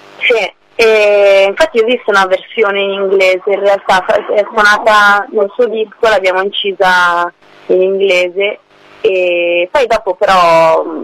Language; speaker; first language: Italian; non-native, fluent; English